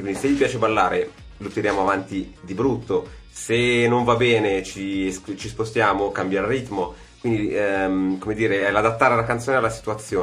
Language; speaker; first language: Italian; native; Italian